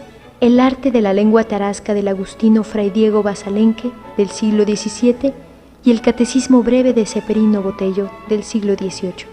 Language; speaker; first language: Spanish; native; Spanish